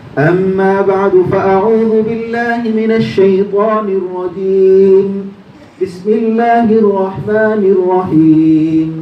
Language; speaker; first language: Urdu; non-native, local second language; Punjabi